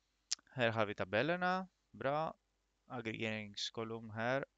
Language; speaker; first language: Swedish; non-native, fluent; Greek